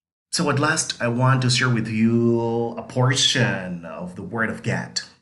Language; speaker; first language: English; non-native, fluent; Spanish